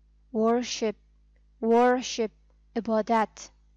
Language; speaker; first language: English; non-native, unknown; Persian